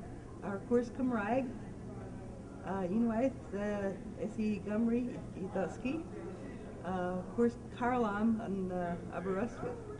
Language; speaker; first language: Welsh; non-native, learner; English